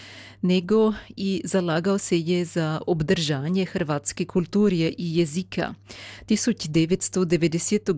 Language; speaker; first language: Serbian; native; Serbian